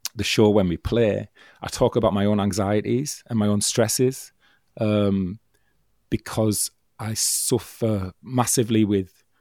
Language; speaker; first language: English; native; English